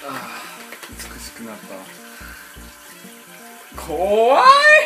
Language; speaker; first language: Japanese; non-native, learner; English